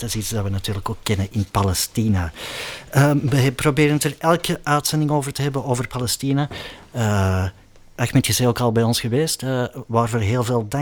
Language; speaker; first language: Dutch; native; Dutch